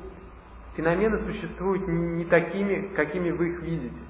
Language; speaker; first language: Russian; native; Russian